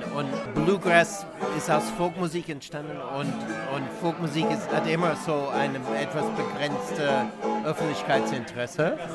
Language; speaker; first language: German; non-native, fluent; English